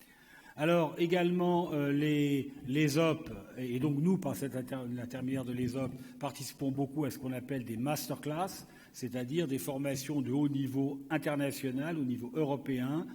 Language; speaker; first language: French; native; French